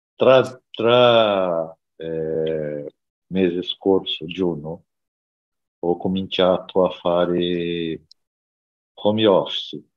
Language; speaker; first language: Italian; non-native, learner; Portuguese